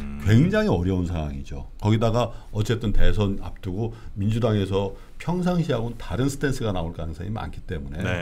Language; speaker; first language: Korean; native; Korean